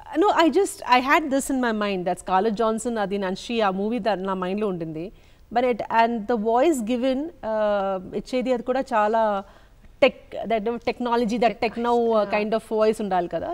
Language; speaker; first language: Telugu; non-native, local second language; Malayalam